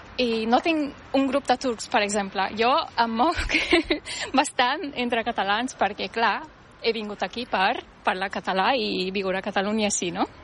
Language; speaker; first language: Catalan; non-native, fluent; Turkish